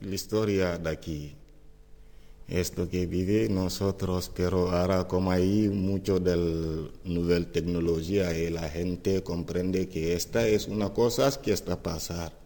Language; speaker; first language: Spanish; non-native, learner; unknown